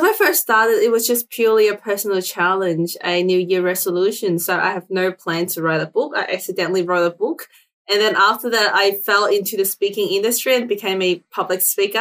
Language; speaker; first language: English; non-native, local second language; Cantonese